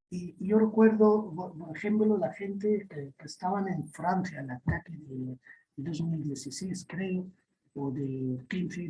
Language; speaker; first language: Spanish; non-native, fluent; Arabic